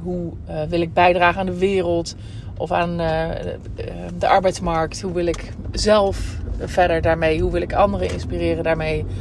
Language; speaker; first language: Dutch; native; Dutch